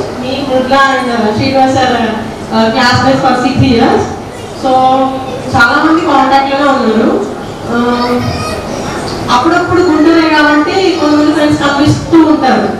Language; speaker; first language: Telugu; native; Telugu